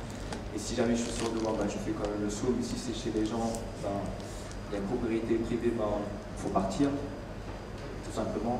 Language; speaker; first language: French; native; French